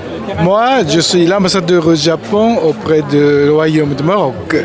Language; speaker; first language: French; non-native, learner; Japanese